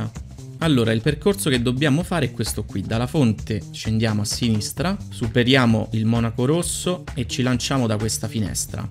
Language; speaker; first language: Italian; native; Italian